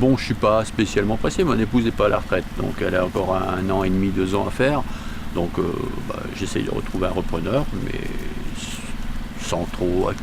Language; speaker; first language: French; native; French